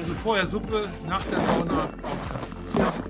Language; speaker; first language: German; native; German